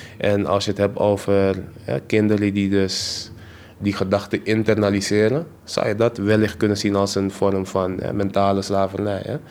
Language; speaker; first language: Dutch; native; Dutch